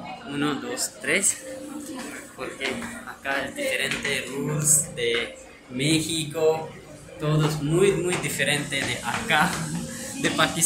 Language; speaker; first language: Spanish; non-native, learner; Hindi